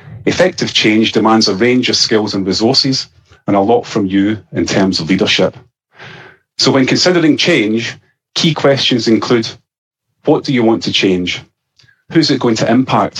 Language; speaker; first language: English; native; English